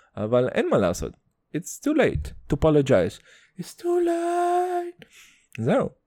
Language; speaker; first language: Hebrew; early bilingual, other home language; Russian